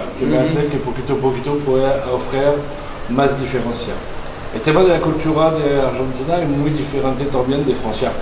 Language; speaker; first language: Spanish; non-native, learner; French